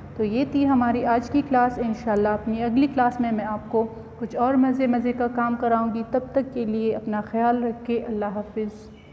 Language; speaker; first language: Urdu; non-native, local second language; Punjabi